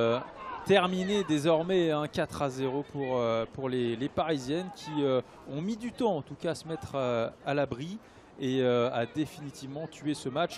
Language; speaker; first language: French; native; French